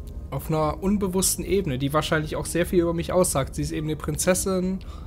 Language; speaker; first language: German; native; German